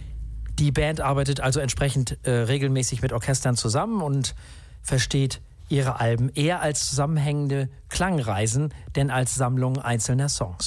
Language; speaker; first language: German; native; German